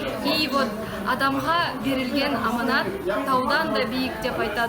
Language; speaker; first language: Kazakh; non-native, learner; Yakut